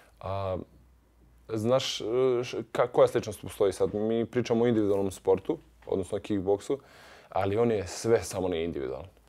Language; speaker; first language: Bosnian; native; Bosnian